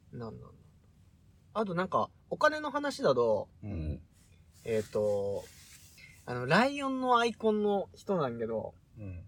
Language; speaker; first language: Japanese; native; Japanese